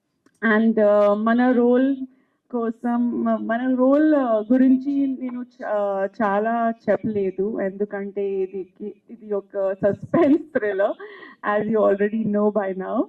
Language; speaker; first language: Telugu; non-native, fluent; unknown